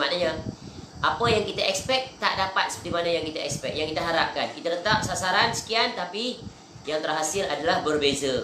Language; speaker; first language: Malay; native; Malay